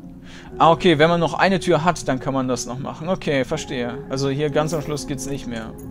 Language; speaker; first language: German; native; German